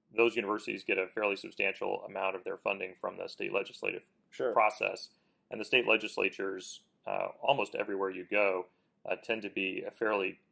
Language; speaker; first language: English; native; English